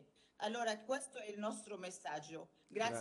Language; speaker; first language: Italian; non-native, learner; Arabic